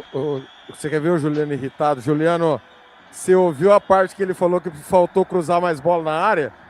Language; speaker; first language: Portuguese; native; Portuguese